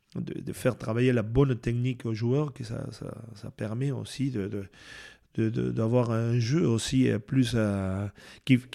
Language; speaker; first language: French; non-native, fluent; Spanish